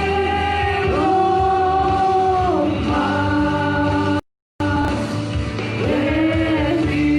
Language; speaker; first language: Spanish; native; Spanish